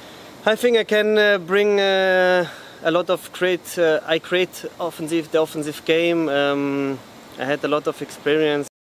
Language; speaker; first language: English; non-native, learner; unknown